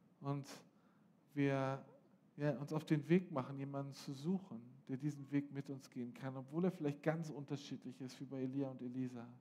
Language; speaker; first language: German; native; German